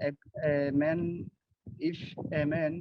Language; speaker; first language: English; non-native, learner; Bangla